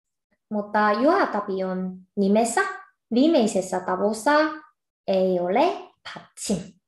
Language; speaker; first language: Finnish; non-native, fluent; Korean